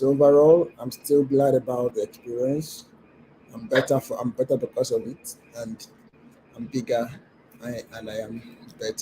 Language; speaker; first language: English; non-native, local second language; Yoruba